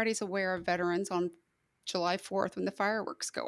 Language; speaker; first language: English; native; English